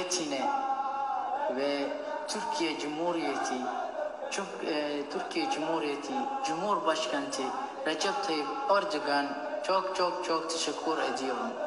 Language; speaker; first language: Turkish; non-native, learner; Somali